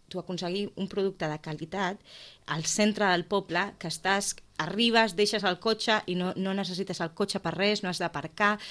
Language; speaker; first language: Catalan; native; Catalan